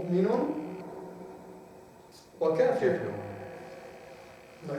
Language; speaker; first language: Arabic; non-native, fluent; French